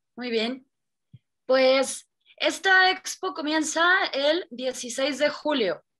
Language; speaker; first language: Spanish; native; Spanish